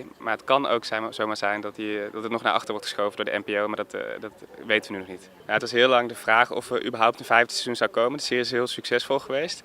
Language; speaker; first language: Dutch; native; Dutch